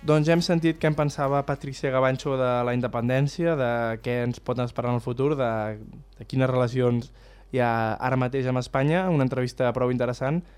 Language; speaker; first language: Catalan; native; Catalan